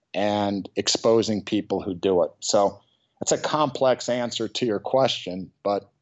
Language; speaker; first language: English; native; English